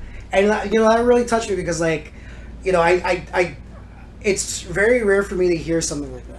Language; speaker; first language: English; native; English